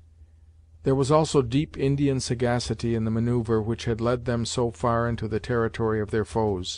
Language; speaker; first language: English; native; English